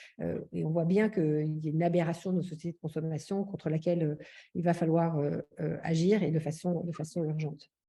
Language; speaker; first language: French; native; French